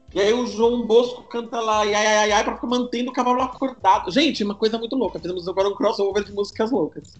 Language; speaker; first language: Portuguese; native; Portuguese